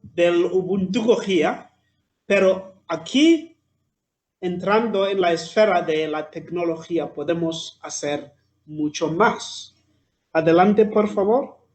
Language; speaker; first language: Spanish; non-native, fluent; Southern Sotho